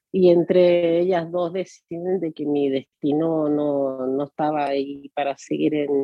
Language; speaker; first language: Spanish; native; Spanish